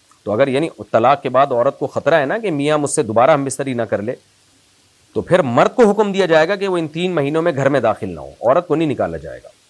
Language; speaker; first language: Urdu; native; Urdu